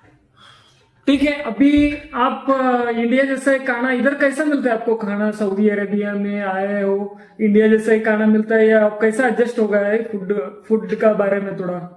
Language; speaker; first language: Hindi; non-native, local second language; Kannada